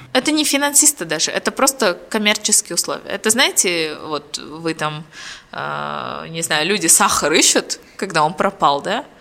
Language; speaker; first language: Russian; native; Russian